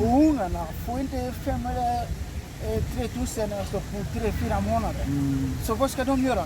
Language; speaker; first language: Swedish; early bilingual, other home language; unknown